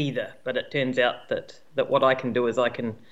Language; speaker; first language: English; native; English